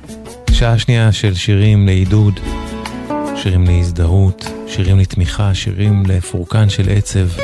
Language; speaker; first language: Hebrew; native; Hebrew